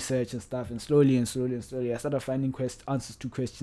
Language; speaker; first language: English; non-native, local second language; Northern Sotho